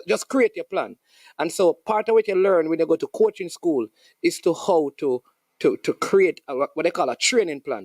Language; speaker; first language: English; non-native, local second language; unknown